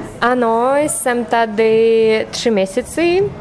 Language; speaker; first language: Czech; non-native, learner; Ukrainian